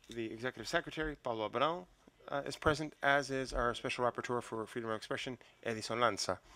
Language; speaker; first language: English; native; English